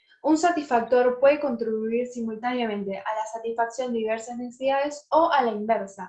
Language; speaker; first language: Spanish; native; Spanish